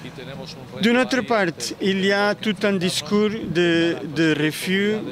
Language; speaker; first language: French; non-native, fluent; Spanish